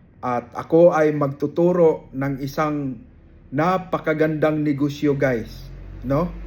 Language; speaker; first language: Filipino; non-native, local second language; Cebuano